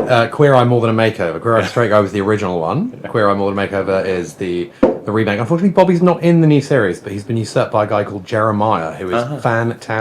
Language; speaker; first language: English; native; English